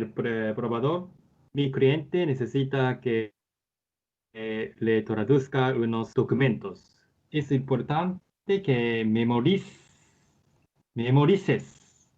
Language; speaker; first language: Spanish; non-native, learner; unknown